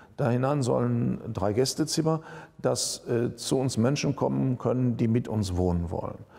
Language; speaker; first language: German; native; German